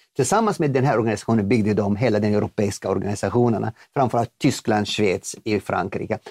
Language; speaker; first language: Swedish; non-native, fluent; Arabic